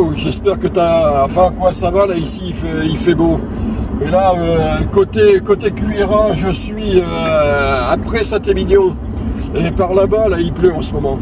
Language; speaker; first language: French; native; French